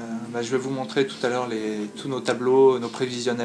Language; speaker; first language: French; native; French